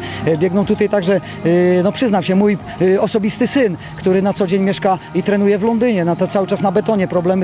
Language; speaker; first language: Polish; native; Polish